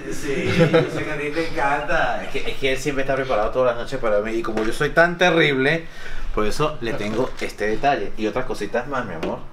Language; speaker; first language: Spanish; native; Spanish